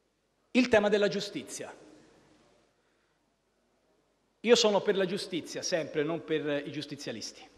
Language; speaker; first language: Italian; native; Italian